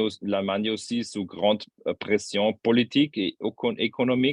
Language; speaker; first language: French; non-native, fluent; German